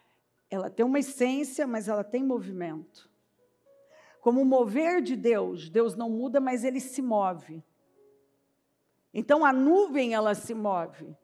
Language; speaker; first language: Portuguese; native; Portuguese